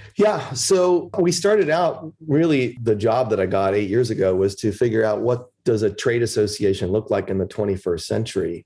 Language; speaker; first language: English; early bilingual, other home language; German